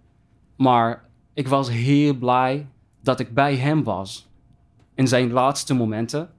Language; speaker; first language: Dutch; non-native, fluent; Arabic